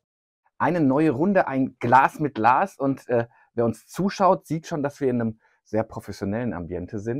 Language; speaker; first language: German; native; German